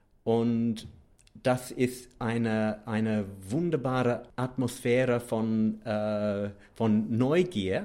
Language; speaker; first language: German; non-native, fluent; English